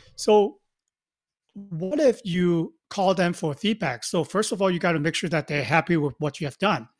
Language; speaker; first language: English; non-native, local second language; Cantonese